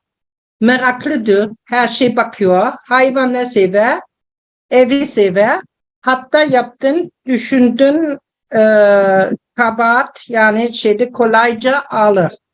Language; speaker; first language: Turkish; non-native, learner; German